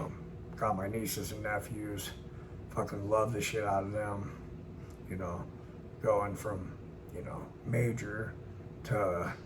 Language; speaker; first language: English; native; English